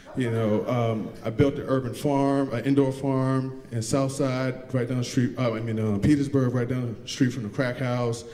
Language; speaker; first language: English; native; English